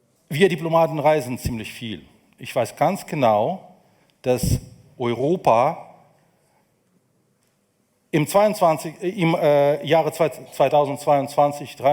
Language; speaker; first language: German; non-native, fluent; Ukrainian